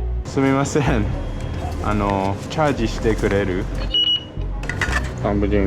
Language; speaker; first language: Japanese; non-native, learner; Chinese